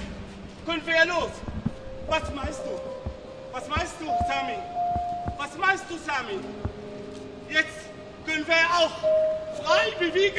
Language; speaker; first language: German; non-native, learner; Arabic